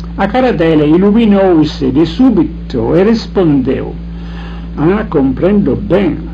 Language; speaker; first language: Portuguese; non-native, fluent; Italian